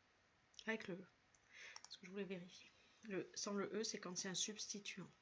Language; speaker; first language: French; native; French